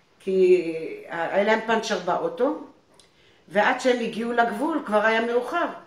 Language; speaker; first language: Hebrew; non-native, fluent; French